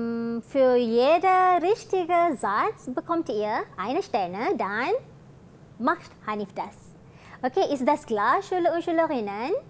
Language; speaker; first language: German; non-native, fluent; Malay